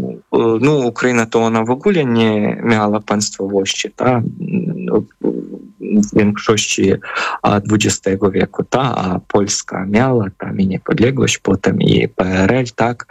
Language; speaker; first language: Polish; non-native, fluent; Ukrainian